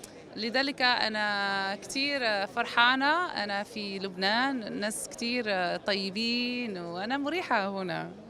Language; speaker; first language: Arabic; non-native, learner; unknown